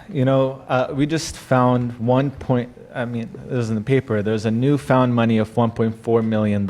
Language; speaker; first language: English; non-native, fluent; Arabic